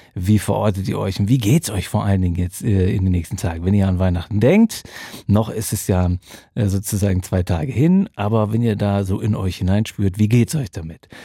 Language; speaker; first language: German; native; German